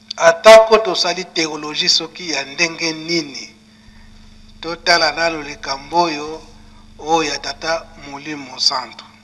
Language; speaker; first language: Lingala; non-native, local second language; Kongo